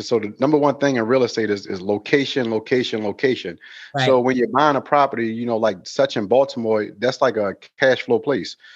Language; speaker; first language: English; native; English